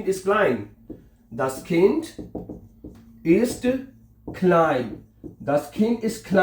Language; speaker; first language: German; non-native, learner; Urdu